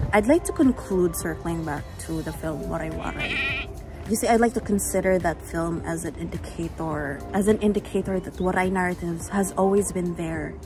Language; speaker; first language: English; non-native, local second language; Waray